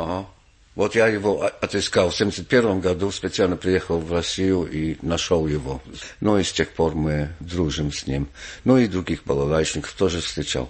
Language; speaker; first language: Russian; non-native, fluent; English